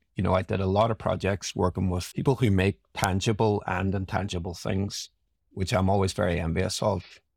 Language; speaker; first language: English; native; English